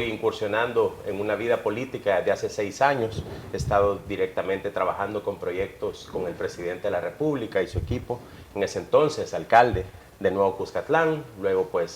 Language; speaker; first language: Spanish; native; Spanish